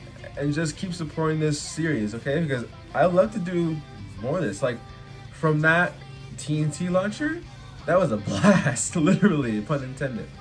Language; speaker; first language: English; native; English